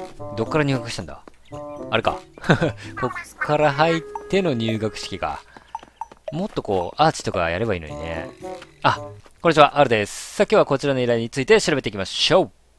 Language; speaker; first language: Japanese; native; Japanese